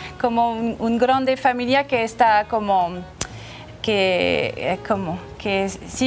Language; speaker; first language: Spanish; non-native, learner; French